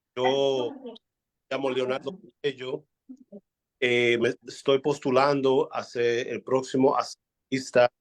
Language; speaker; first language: Spanish; early bilingual, heritage; Spanish